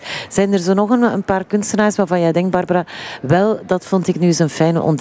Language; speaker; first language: Dutch; native; Dutch